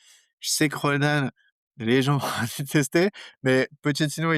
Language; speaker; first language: French; native; French